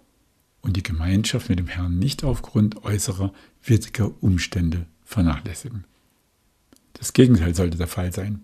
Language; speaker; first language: German; native; German